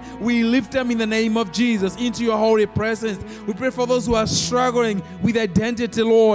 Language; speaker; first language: English; non-native, local second language; Swahili